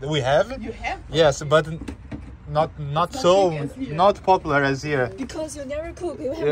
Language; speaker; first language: English; non-native, learner; Portuguese